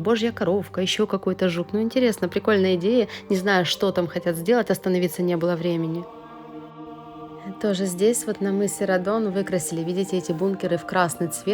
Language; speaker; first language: Russian; native; Russian